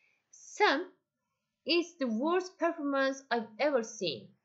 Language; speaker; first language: English; non-native, fluent; Turkish